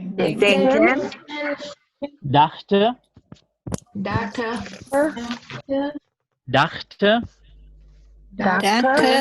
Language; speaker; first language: German; non-native, learner; Thai